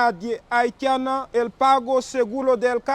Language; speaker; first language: Spanish; non-native, learner; Haitian Creole